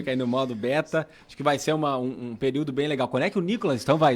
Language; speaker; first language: Portuguese; native; Portuguese